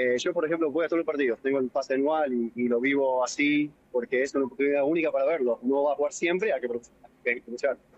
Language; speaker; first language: Spanish; non-native, fluent; English